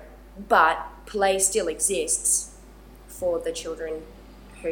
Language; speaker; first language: English; native; English